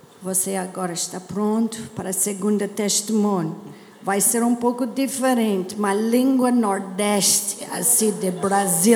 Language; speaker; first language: Portuguese; non-native, learner; English